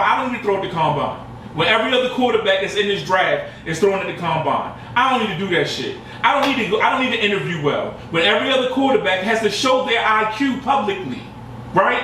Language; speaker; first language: English; native; English